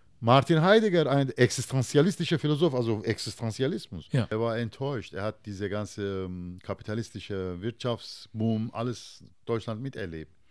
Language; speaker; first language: German; non-native, fluent; Turkish